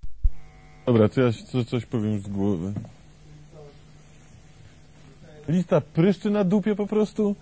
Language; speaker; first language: Polish; native; Polish